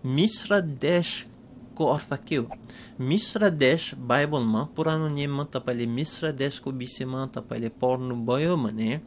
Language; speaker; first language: Nepali; non-native, fluent; English